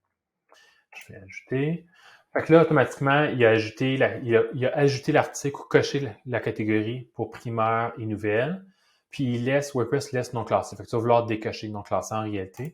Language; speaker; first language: French; native; French